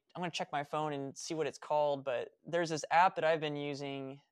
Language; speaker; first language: English; native; English